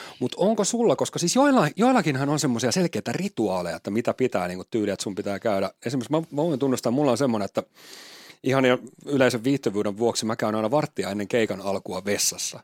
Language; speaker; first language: Finnish; native; Finnish